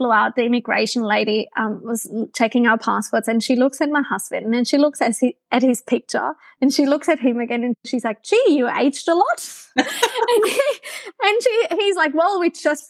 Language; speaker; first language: English; non-native, fluent; German